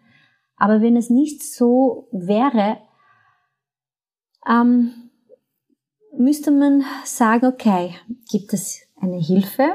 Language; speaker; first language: German; non-native, fluent; Portuguese